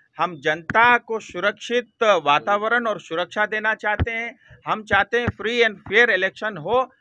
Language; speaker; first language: Hindi; non-native, local second language; Nepali